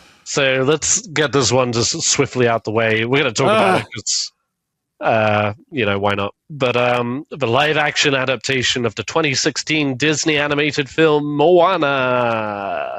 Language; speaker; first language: English; native; English